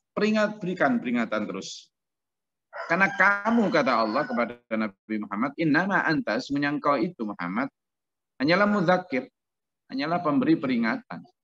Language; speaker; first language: Indonesian; non-native, local second language; Javanese